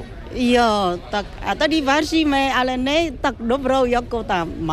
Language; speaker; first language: Czech; non-native, fluent; Vietnamese